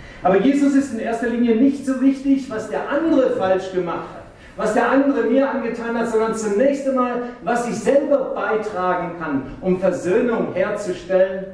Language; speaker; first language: German; native; German